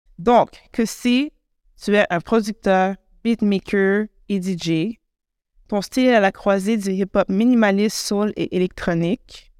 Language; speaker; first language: French; native; French